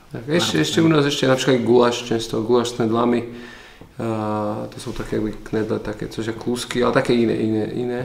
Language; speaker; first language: Polish; non-native, learner; Slovak